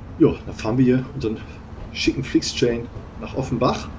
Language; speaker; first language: German; native; German